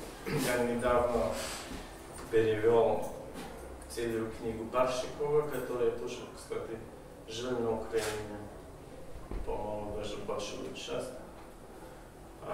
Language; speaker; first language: Russian; non-native, fluent; German